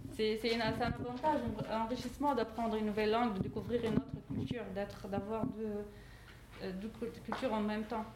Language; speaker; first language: French; non-native, fluent; Arabic